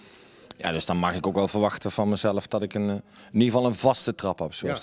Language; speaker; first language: Dutch; native; Dutch